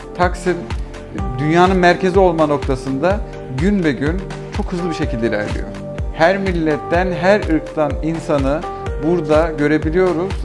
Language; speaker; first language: Turkish; early bilingual, heritage; Turkish